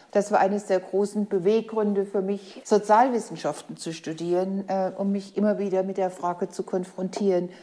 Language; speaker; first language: German; native; German